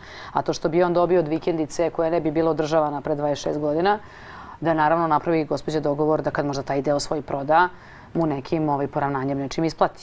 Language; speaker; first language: Croatian; native; Croatian